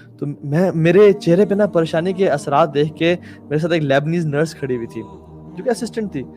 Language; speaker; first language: Urdu; native; Urdu